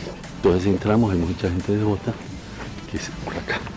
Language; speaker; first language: Spanish; native; Spanish